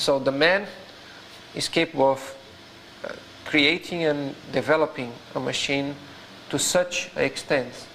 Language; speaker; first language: English; non-native, fluent; Portuguese